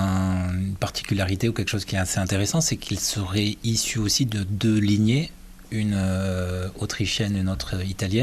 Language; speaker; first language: French; native; French